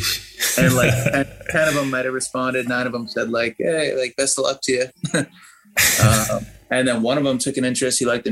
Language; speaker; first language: English; native; English